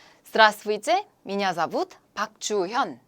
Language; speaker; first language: Russian; non-native, fluent; Korean